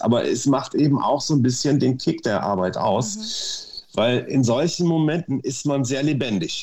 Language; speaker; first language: German; native; German